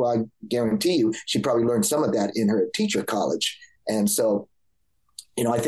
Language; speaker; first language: English; native; English